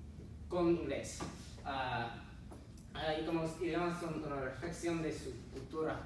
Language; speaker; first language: Spanish; non-native, learner; English